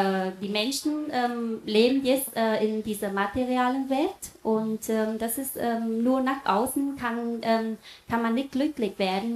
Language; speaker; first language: German; non-native, fluent; Vietnamese